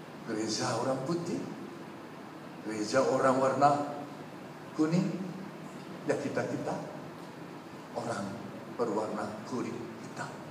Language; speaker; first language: Indonesian; non-native, fluent; Japanese